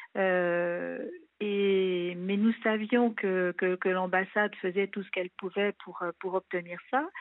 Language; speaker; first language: French; native; French